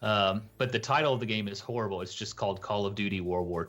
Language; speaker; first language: English; native; English